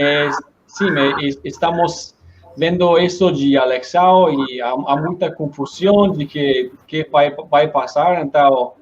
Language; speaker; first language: Portuguese; non-native, learner; Spanish